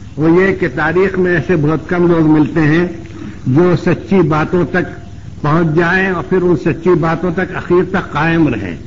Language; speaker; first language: Urdu; native; Urdu